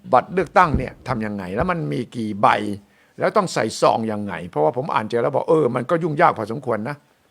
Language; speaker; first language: Thai; native; Thai